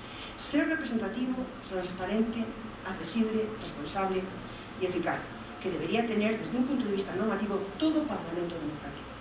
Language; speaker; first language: Spanish; native; Spanish